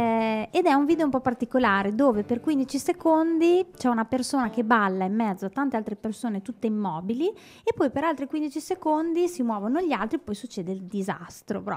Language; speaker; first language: Italian; native; Italian